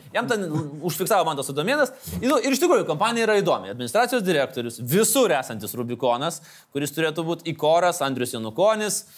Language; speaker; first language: Lithuanian; native; Lithuanian